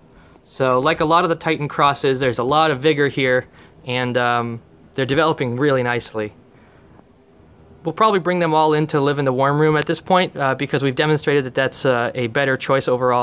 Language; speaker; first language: English; native; English